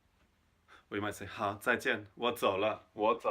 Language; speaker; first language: Chinese; non-native, fluent; English